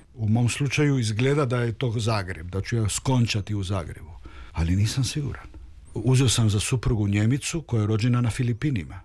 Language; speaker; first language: Serbian; early bilingual, heritage; Croatian